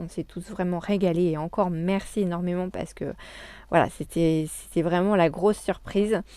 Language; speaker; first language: French; native; French